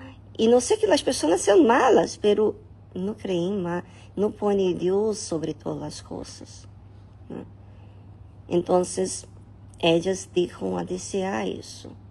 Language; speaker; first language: Portuguese; non-native, learner; Spanish